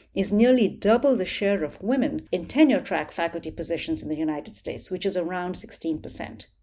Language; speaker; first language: English; non-native, local second language; Hindi